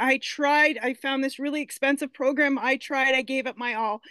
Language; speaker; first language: English; native; English